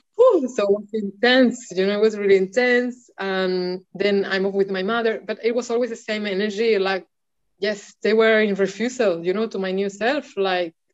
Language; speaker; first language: English; non-native, fluent; Spanish